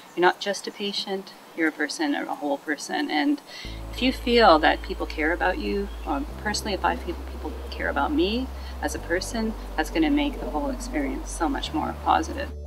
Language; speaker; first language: English; native; English